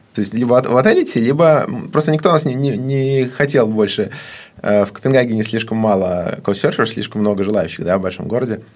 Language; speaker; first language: Russian; native; Russian